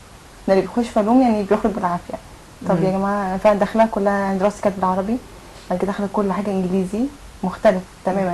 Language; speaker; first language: Arabic; native; Arabic